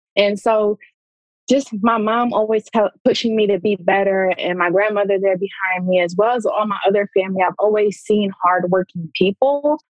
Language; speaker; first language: English; native; English